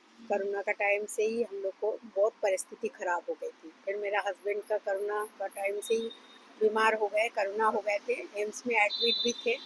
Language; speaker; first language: Hindi; non-native, local second language; Bangla